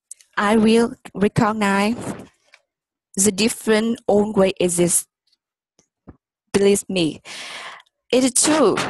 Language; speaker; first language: English; non-native, learner; Vietnamese